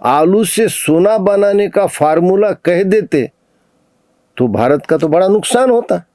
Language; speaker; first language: Hindi; non-native, local second language; Marathi